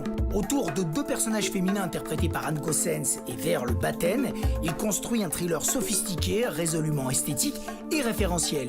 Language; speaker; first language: French; native; French